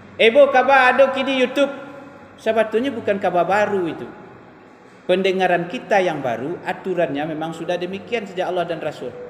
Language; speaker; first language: Malay; non-native, local second language; Minangkabau